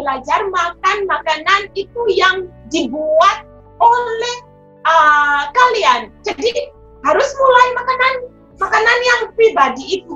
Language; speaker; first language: Indonesian; non-native, fluent; Shona